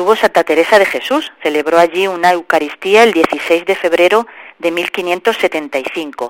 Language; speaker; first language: Spanish; native; Spanish